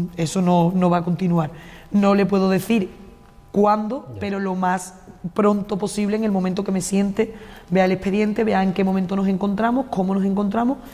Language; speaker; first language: Spanish; native; Spanish